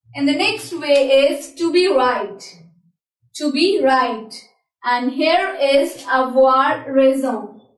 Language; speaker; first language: English; non-native, local second language; Hindi